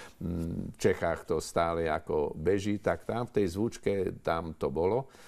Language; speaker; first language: Slovak; native; Slovak